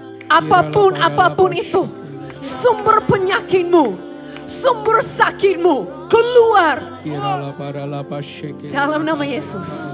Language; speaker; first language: Indonesian; non-native, fluent; English